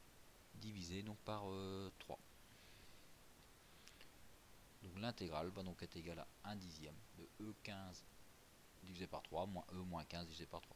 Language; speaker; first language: French; native; French